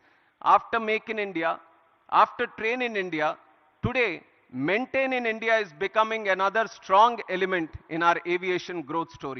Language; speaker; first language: English; non-native, local second language; Telugu